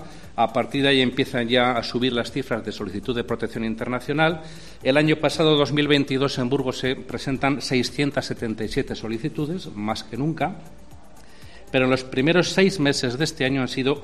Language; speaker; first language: Spanish; native; Spanish